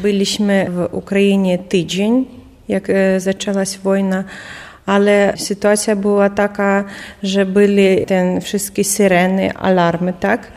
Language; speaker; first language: Polish; non-native, learner; Ukrainian